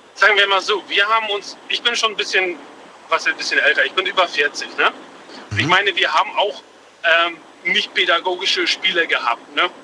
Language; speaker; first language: German; native; German